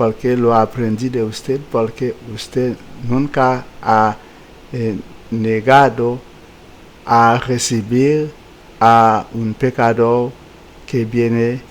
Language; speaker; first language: Spanish; non-native, fluent; Haitian Creole